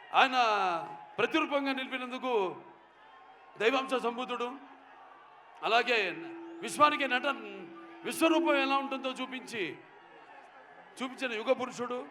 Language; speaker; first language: Telugu; native; Telugu